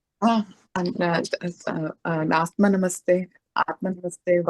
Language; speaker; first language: Hindi; non-native, local second language; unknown